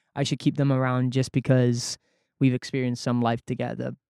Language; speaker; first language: English; native; English